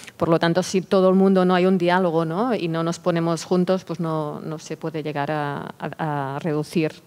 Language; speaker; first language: Spanish; non-native, local second language; Catalan